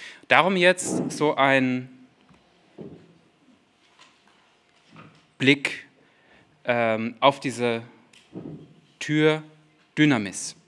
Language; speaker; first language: German; native; German